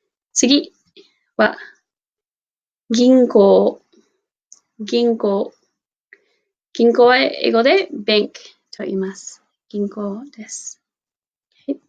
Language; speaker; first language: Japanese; non-native, fluent; English